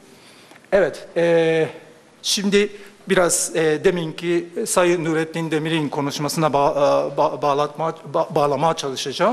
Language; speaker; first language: Turkish; non-native, fluent; Japanese